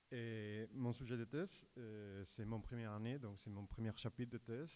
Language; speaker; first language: French; non-native, fluent; Spanish